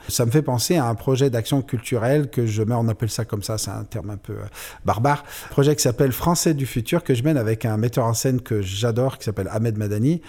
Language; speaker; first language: French; native; French